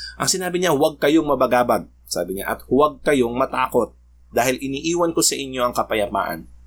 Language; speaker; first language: Filipino; native; Filipino